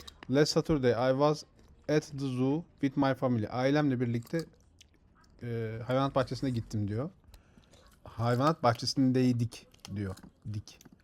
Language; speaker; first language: English; non-native, learner; Turkish